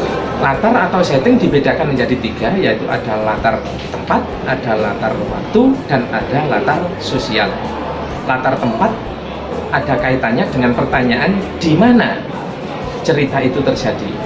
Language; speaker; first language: Indonesian; native; Indonesian